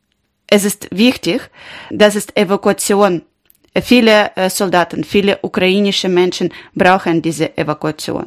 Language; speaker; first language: German; non-native, learner; Ukrainian